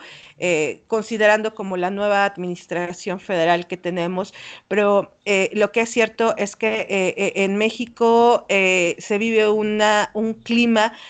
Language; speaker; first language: Spanish; native; Spanish